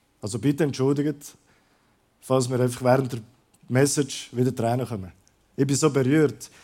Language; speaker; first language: German; early bilingual, other home language; Croatian